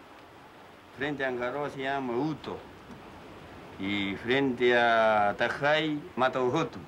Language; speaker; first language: Spanish; non-native, local second language; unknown